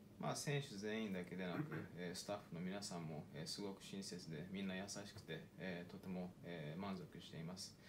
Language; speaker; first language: Japanese; native; Japanese